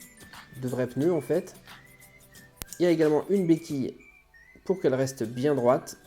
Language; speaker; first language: French; native; French